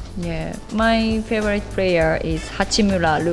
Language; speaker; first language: English; non-native, learner; Japanese